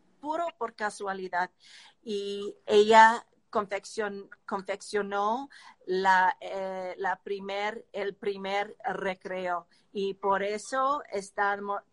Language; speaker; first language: Spanish; non-native, learner; English